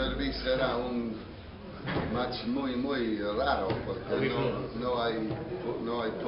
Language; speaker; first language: Spanish; non-native, fluent; English